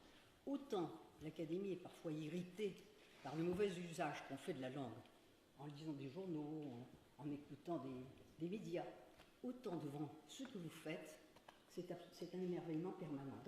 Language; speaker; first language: French; native; French